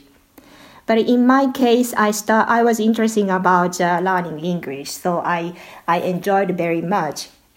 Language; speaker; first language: English; non-native, learner; Japanese